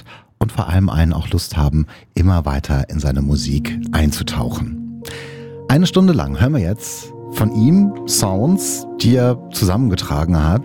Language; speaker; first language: German; native; German